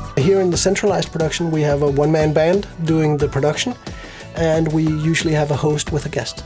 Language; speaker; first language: English; non-native, fluent; Danish